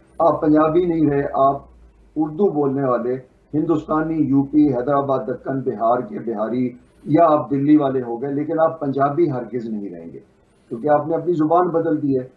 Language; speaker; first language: Urdu; non-native, local second language; Punjabi